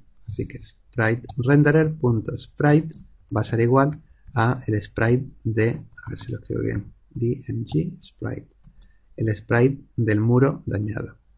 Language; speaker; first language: Spanish; native; Spanish